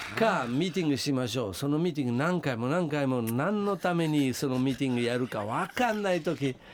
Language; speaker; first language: Japanese; non-native, fluent; Italian